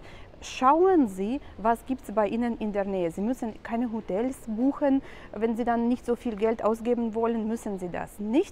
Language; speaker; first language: German; non-native, fluent; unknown